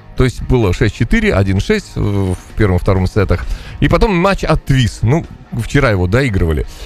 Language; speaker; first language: Russian; native; Russian